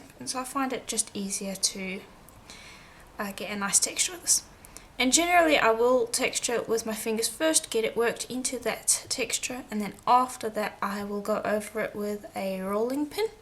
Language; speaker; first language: English; native; English